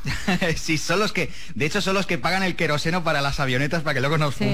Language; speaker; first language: Spanish; native; Spanish